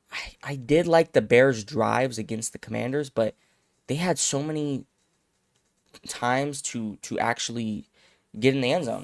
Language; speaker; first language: English; native; English